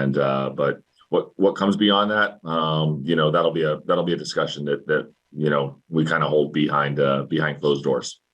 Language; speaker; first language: English; native; English